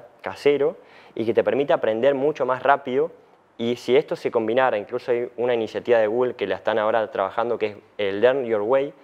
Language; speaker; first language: Spanish; native; Spanish